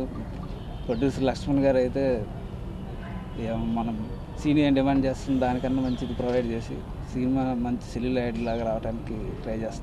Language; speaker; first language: Telugu; native; Telugu